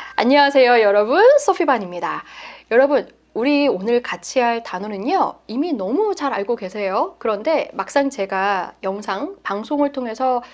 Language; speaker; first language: Korean; native; Korean